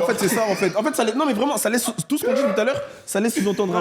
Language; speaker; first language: French; native; French